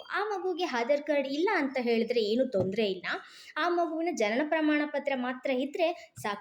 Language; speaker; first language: Kannada; native; Kannada